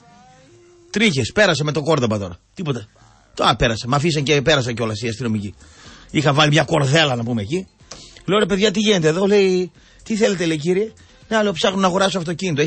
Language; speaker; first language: Greek; native; Greek